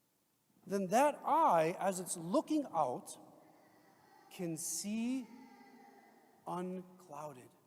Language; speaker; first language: English; native; English